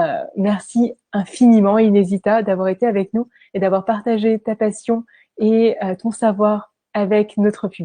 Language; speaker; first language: French; native; French